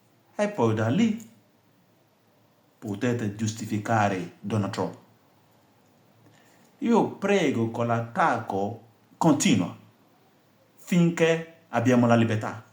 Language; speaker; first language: Italian; non-native, fluent; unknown